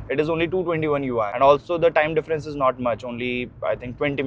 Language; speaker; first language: English; non-native, local second language; Hindi